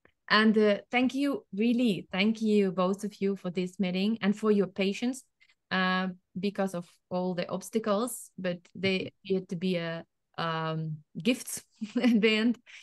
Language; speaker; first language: English; non-native, fluent; Ukrainian